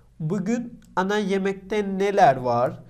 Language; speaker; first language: Turkish; non-native, learner; Urdu